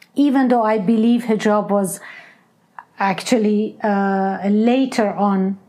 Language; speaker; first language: English; non-native, fluent; Persian